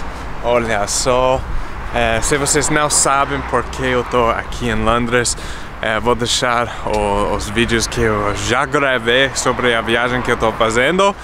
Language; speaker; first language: Portuguese; non-native, fluent; English